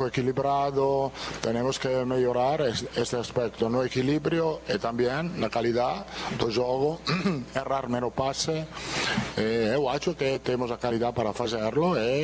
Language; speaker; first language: Portuguese; non-native, fluent; Italian